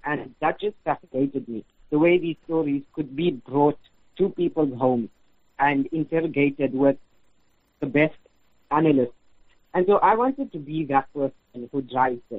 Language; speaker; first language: English; native; English